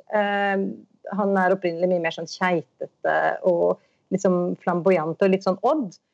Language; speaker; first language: Norwegian; native; Norwegian